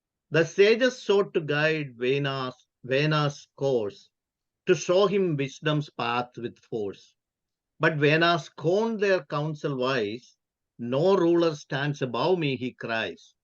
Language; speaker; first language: English; non-native, local second language; Malayalam